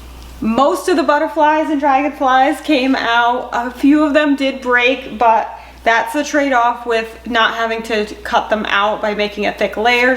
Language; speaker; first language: English; native; English